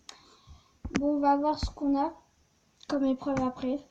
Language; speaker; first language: French; native; French